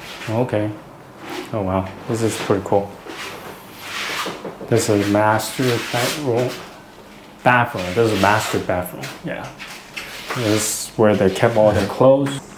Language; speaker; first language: English; non-native, fluent; Chinese